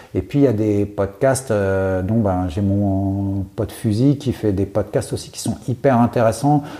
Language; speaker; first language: French; native; French